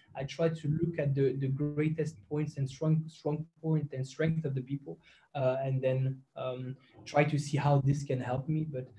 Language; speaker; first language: English; non-native, fluent; French